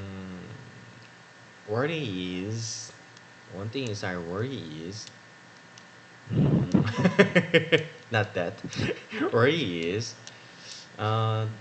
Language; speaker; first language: English; non-native, learner; Korean